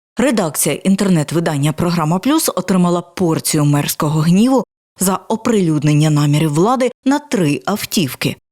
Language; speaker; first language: Ukrainian; native; Ukrainian